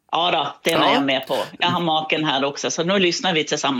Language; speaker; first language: Swedish; native; Swedish